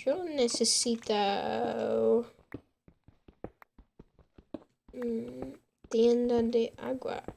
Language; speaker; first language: Spanish; non-native, learner; English